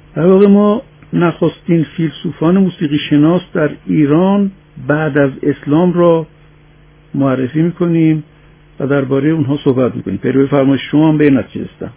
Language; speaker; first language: Persian; native; Persian